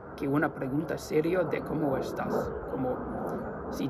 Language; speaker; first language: Spanish; non-native, learner; English